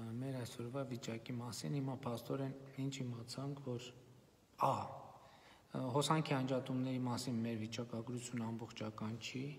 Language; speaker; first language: Armenian; native; Armenian